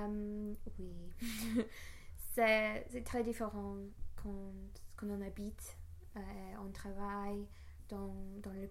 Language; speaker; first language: French; non-native, learner; English